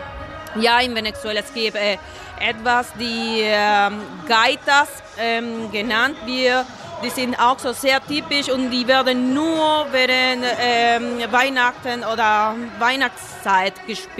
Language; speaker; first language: German; non-native, fluent; Spanish